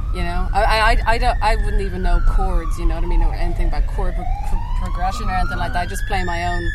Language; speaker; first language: English; native; English